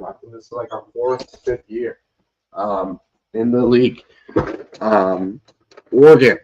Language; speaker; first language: English; native; English